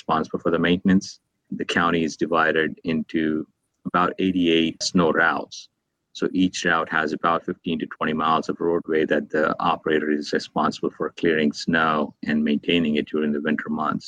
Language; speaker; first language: English; non-native, local second language; Telugu